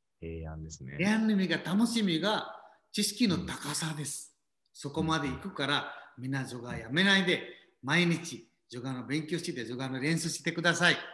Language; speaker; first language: Japanese; non-native, learner; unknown